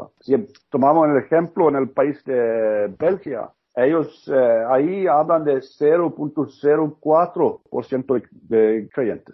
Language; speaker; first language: Spanish; non-native, learner; Norwegian